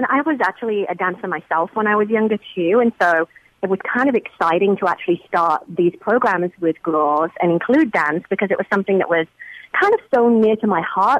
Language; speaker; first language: English; native; English